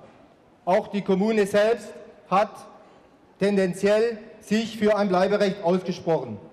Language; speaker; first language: German; native; German